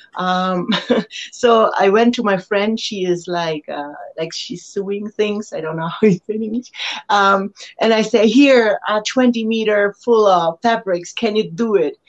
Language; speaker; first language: English; non-native, fluent; German